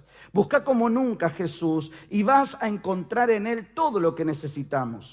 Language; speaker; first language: Spanish; native; Spanish